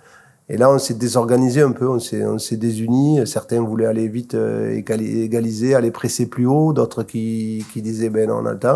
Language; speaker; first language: French; native; French